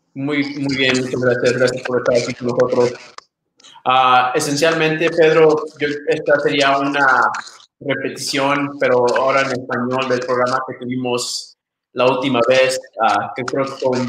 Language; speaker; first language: Spanish; early bilingual, other home language; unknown